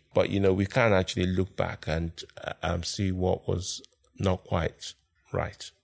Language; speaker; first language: English; non-native, local second language; Yoruba